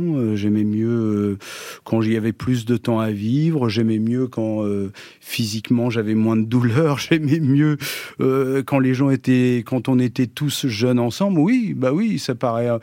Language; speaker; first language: French; native; French